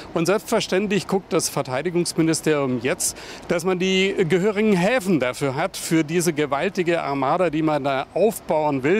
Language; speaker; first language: German; native; German